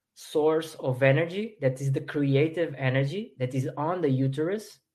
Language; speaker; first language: English; non-native, fluent; Portuguese